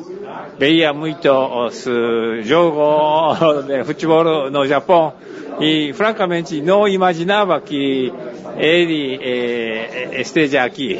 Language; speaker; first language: Spanish; non-native, fluent; Japanese